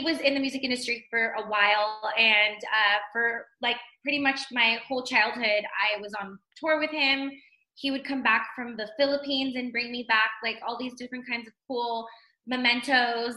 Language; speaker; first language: English; native; English